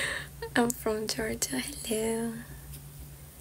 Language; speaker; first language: English; non-native, fluent; Georgian